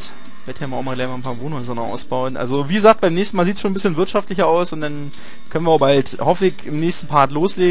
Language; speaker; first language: German; native; German